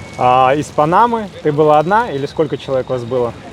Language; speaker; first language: Russian; native; Russian